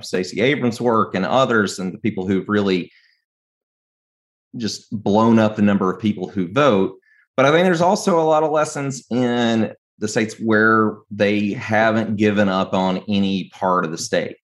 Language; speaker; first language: English; native; English